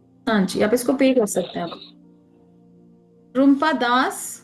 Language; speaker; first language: Hindi; native; Hindi